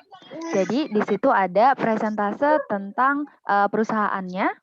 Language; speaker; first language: Indonesian; native; Indonesian